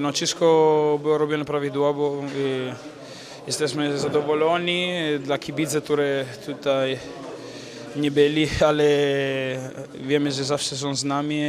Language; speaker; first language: Polish; non-native, learner; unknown